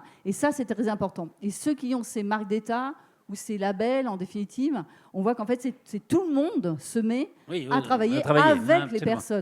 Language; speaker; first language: French; native; French